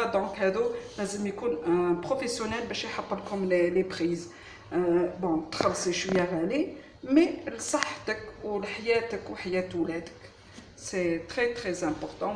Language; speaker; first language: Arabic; native; Arabic